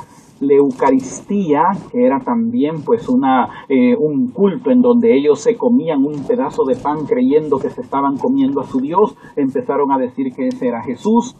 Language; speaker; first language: Spanish; native; Spanish